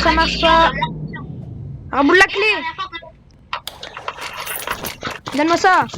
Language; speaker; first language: French; native; French